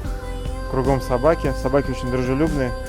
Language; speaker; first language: Russian; native; Russian